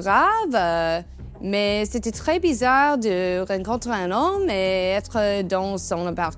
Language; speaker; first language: French; non-native, learner; English